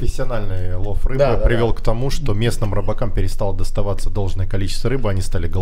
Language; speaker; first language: Russian; native; Russian